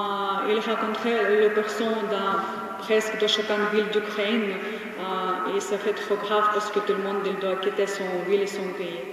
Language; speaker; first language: French; non-native, learner; Ukrainian